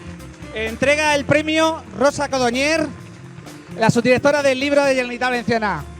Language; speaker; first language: Spanish; native; Spanish